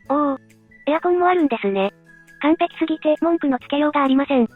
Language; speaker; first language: Japanese; native; Japanese